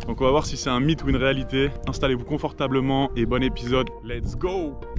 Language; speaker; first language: French; native; French